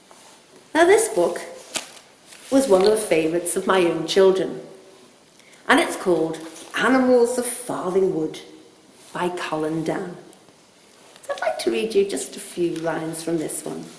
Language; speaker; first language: English; native; English